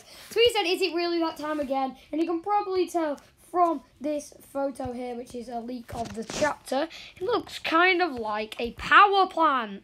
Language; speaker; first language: English; native; English